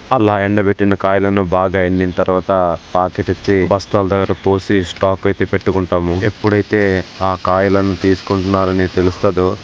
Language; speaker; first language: Telugu; non-native, local second language; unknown